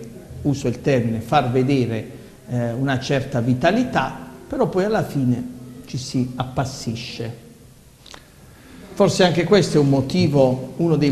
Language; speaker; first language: Italian; native; Italian